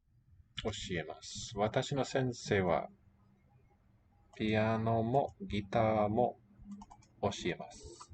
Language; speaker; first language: Japanese; non-native, learner; English